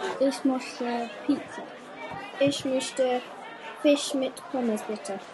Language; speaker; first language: German; non-native, learner; English